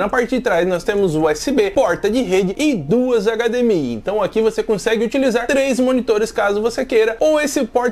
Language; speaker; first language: Portuguese; native; Portuguese